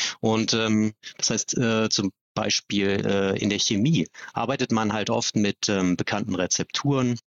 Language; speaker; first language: German; native; German